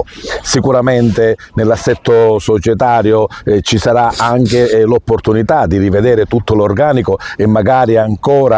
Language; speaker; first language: Italian; native; Italian